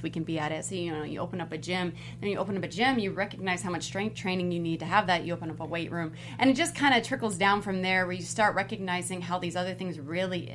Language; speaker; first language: English; native; English